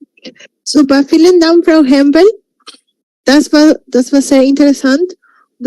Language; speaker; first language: German; non-native, fluent; Spanish